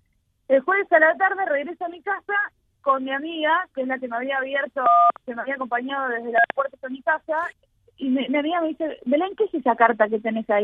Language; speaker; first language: Spanish; native; Spanish